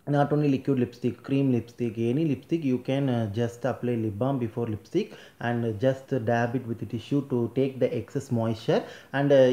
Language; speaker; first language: English; non-native, local second language; Tamil